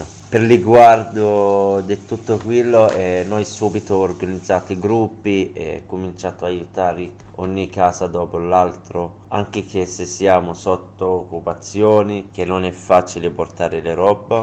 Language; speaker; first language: Italian; non-native, learner; Arabic